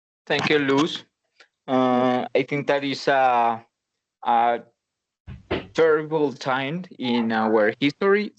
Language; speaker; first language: English; non-native, learner; Spanish